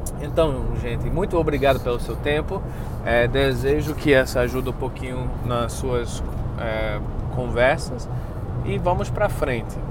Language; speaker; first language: Portuguese; non-native, fluent; English